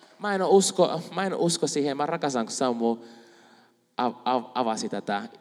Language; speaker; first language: Finnish; non-native, fluent; Spanish